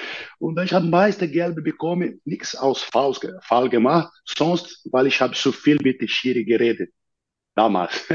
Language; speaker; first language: German; non-native, learner; Portuguese